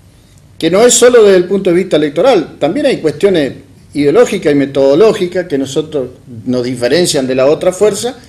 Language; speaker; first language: Spanish; native; Spanish